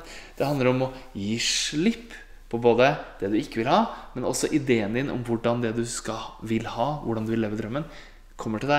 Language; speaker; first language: Norwegian; native; Norwegian